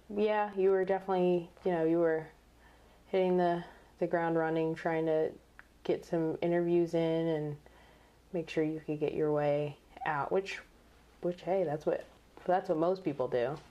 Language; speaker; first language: English; native; English